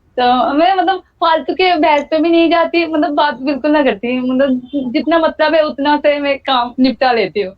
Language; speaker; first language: Hindi; non-native, local second language; Bangla